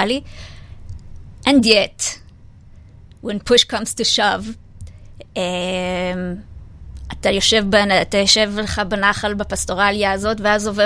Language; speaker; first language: Hebrew; native; Hebrew